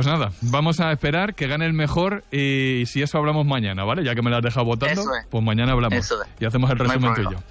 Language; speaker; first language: Spanish; native; Spanish